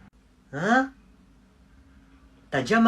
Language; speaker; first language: French; native; French